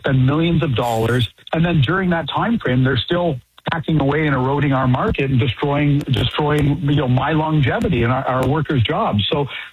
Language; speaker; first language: English; native; English